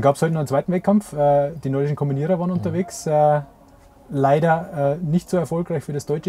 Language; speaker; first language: German; native; German